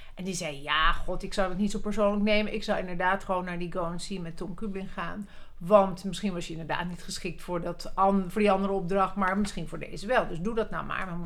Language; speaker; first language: Dutch; early bilingual, other home language; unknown